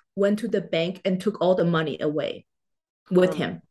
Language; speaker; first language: English; non-native, fluent; Chinese